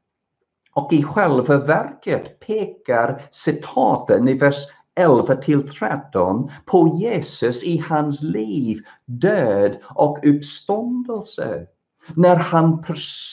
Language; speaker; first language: Swedish; non-native, fluent; English